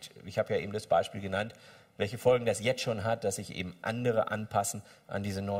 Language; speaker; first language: German; native; German